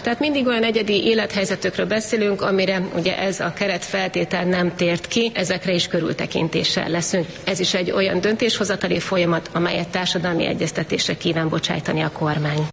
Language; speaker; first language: Hungarian; native; Hungarian